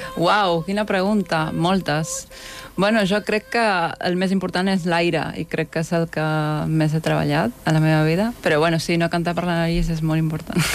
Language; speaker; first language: Catalan; non-native, fluent; Spanish